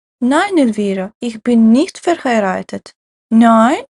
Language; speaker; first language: German; non-native, fluent; Ukrainian